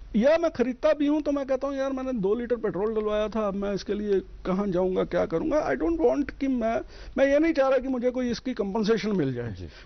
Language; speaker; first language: Hindi; native; Hindi